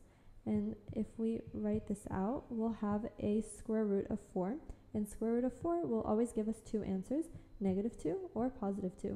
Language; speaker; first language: English; native; English